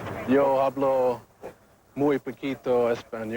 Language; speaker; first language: Spanish; non-native, learner; English